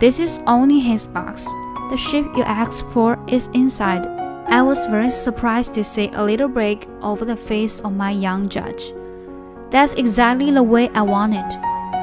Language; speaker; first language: English; non-native, fluent; Chinese